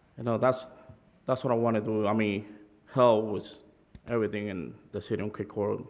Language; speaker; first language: English; non-native, learner; Spanish